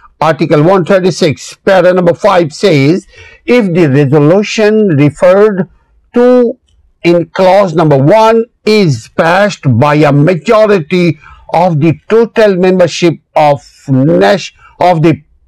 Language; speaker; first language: English; non-native, local second language; Urdu